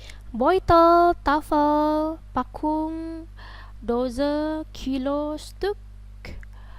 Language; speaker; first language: German; non-native, fluent; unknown